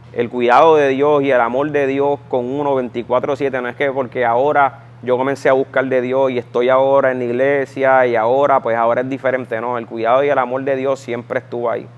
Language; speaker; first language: Spanish; native; Spanish